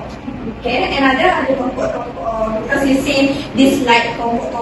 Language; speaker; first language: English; non-native, local second language; Malay